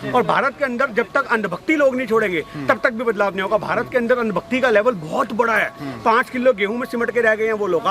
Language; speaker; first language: Hindi; native; Hindi